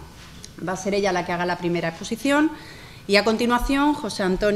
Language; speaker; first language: Spanish; native; Spanish